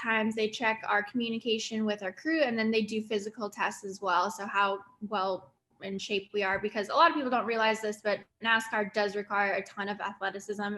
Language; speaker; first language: English; native; English